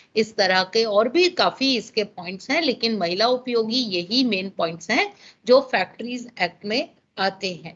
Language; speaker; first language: Hindi; non-native, local second language; Gujarati